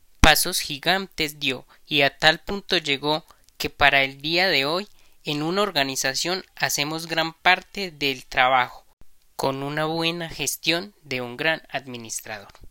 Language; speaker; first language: Spanish; native; Spanish